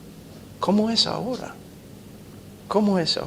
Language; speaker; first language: Spanish; non-native, fluent; English